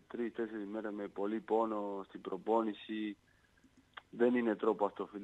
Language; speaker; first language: Greek; non-native, learner; Spanish